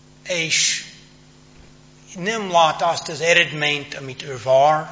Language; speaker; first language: Hungarian; non-native, fluent; English